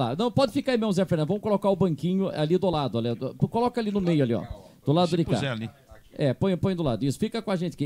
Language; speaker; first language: Portuguese; native; Portuguese